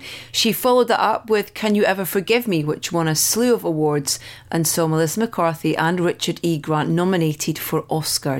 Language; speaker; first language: English; native; English